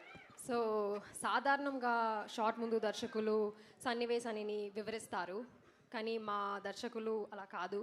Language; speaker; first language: Telugu; non-native, learner; Malayalam